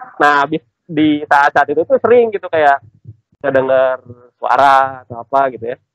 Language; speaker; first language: Indonesian; native; Indonesian